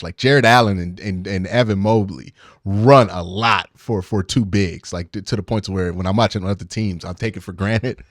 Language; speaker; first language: English; native; English